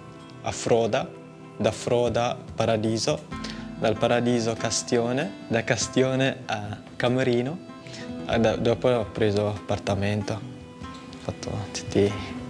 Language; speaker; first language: Italian; non-native, fluent; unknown